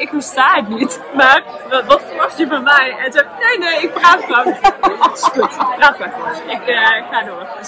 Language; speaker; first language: Dutch; native; Dutch